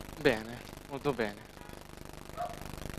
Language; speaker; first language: Italian; non-native, learner; Japanese